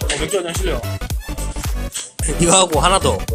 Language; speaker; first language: Korean; native; Korean